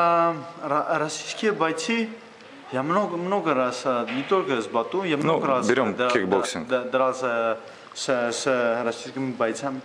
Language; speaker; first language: Russian; non-native, learner; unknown